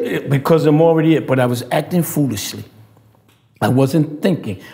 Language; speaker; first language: English; native; English